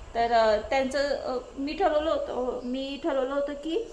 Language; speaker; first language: Marathi; native; Marathi